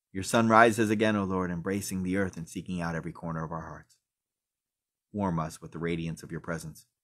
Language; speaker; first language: English; native; English